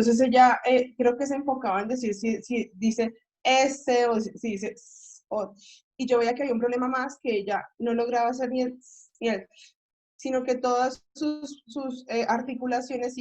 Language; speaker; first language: Spanish; native; Spanish